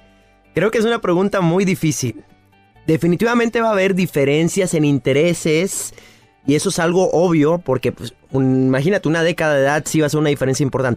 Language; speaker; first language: Spanish; native; Spanish